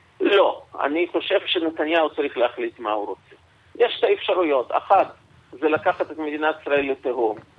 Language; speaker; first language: Hebrew; non-native, fluent; Russian